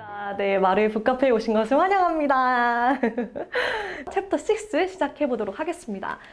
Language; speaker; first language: Korean; native; Korean